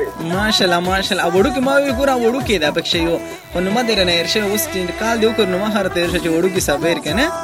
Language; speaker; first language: Pashto; non-native, local second language; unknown